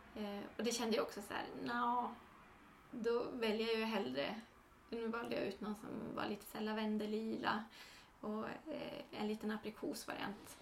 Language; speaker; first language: Swedish; native; Swedish